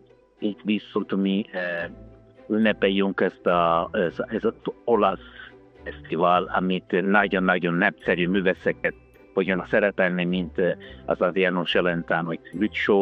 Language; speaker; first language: Hungarian; non-native, fluent; Italian